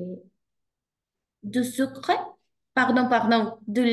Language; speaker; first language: French; non-native, learner; Spanish